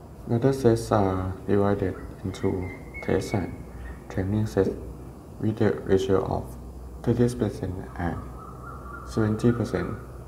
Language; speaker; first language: English; non-native, fluent; Thai